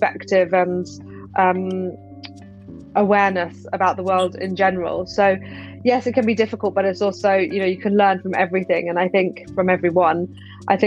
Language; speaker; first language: English; native; English